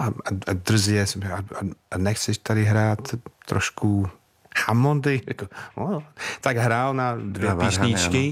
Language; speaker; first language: Czech; non-native, fluent; English